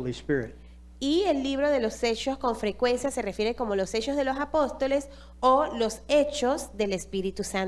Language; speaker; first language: Spanish; non-native, fluent; English